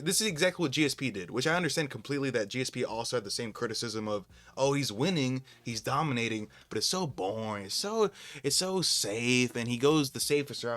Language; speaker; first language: English; native; English